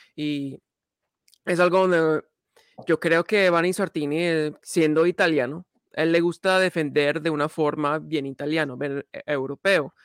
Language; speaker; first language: Spanish; early bilingual, heritage; Spanish